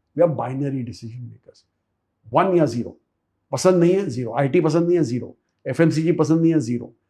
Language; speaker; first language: Hindi; non-native, local second language; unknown